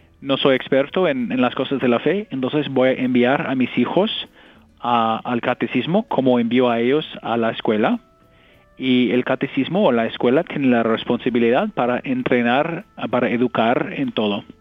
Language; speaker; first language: Spanish; non-native, fluent; English